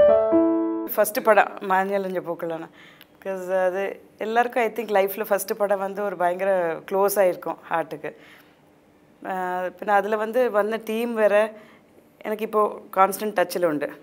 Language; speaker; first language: Malayalam; non-native, local second language; Tamil